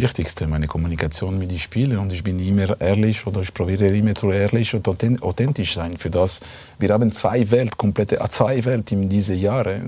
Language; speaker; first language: German; non-native, fluent; Italian